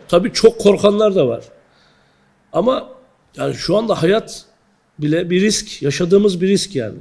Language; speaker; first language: Turkish; native; Turkish